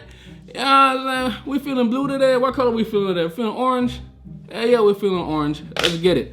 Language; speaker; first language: English; native; English